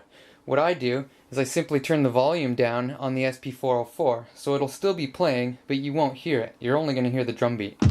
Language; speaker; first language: English; native; English